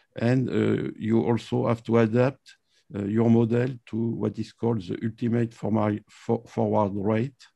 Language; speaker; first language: English; non-native, fluent; French